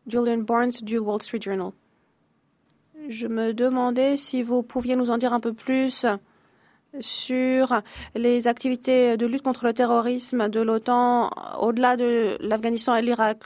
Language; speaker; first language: French; native; French